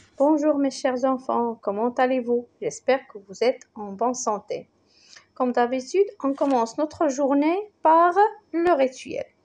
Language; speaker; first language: French; non-native, local second language; Arabic